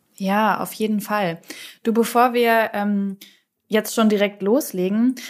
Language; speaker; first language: German; native; German